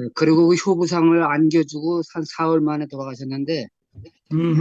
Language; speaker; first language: Korean; native; Korean